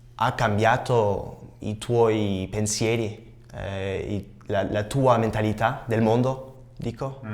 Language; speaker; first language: Italian; non-native, learner; English